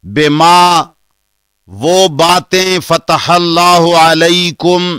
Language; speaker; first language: Urdu; non-native, local second language; Pashto